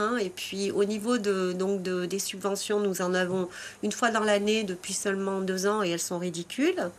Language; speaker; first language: French; native; French